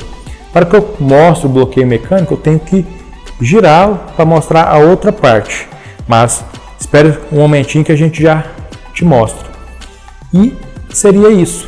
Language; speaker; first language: Portuguese; native; Portuguese